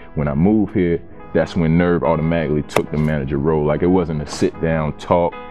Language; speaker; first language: English; native; English